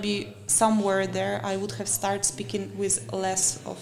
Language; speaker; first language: English; non-native, fluent; Russian